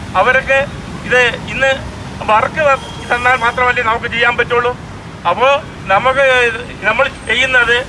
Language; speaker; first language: Malayalam; native; Malayalam